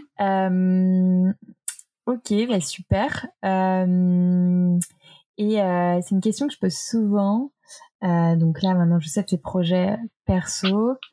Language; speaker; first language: French; native; French